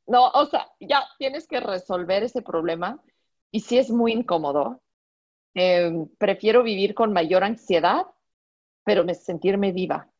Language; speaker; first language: Spanish; non-native, fluent; French